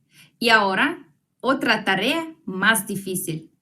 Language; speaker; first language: Spanish; non-native, fluent; Russian